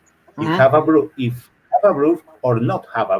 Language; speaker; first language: English; non-native, learner; Spanish